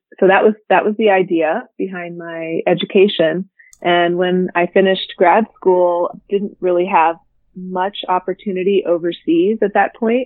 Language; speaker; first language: English; native; English